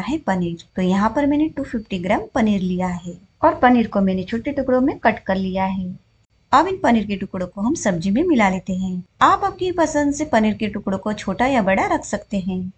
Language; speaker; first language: Hindi; native; Hindi